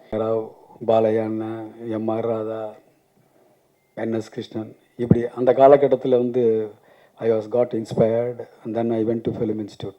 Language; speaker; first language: Tamil; native; Tamil